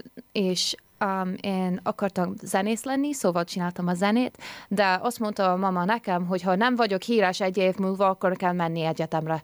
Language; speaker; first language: Hungarian; early bilingual, heritage; Hungarian